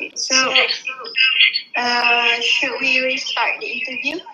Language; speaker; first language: English; non-native, local second language; Malay